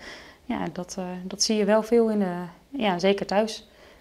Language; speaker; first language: Dutch; native; Dutch